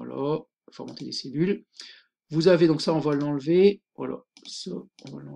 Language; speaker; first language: French; native; French